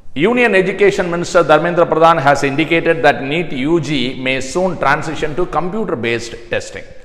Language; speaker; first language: English; non-native, local second language; Tamil